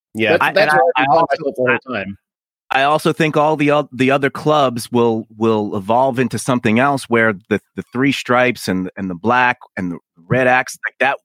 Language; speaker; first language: English; native; English